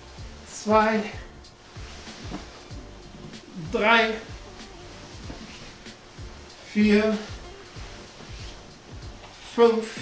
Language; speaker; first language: German; non-native, learner; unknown